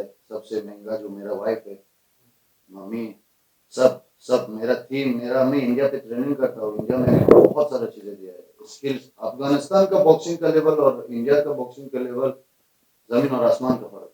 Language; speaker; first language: Hindi; non-native, fluent; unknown